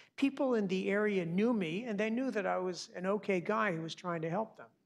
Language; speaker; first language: English; native; English